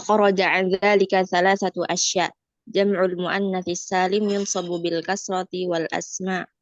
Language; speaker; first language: Arabic; non-native, learner; Indonesian